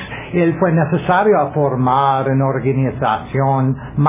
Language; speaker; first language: Spanish; non-native, learner; English